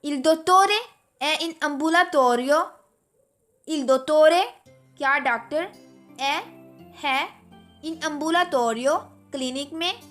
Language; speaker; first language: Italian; non-native, fluent; Urdu